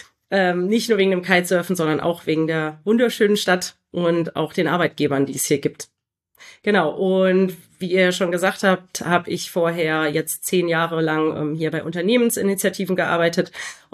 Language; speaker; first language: German; native; German